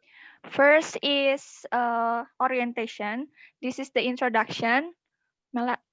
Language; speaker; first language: English; non-native, learner; Indonesian